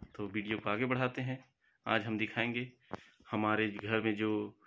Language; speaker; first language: Hindi; native; Hindi